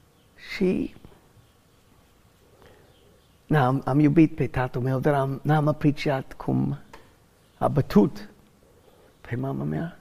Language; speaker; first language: Romanian; non-native, learner; English